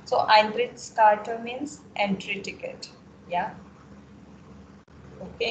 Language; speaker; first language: German; non-native, fluent; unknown